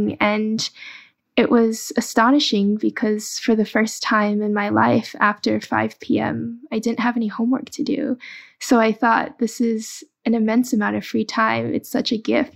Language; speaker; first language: English; early bilingual, other home language; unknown